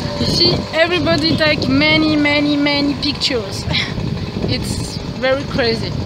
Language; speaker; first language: English; non-native, learner; French